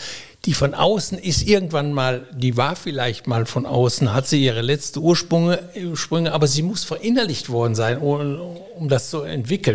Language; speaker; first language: German; native; German